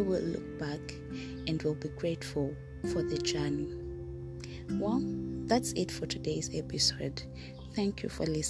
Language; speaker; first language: English; non-native, local second language; Luo (Kenya and Tanzania)